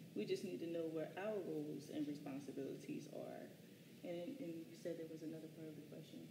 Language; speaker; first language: English; native; English